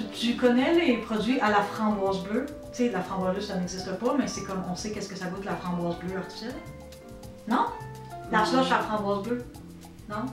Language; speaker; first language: French; native; French